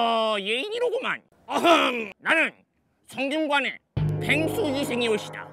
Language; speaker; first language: Korean; native; Korean